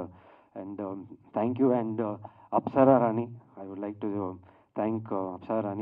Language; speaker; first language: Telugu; non-native, learner; Kannada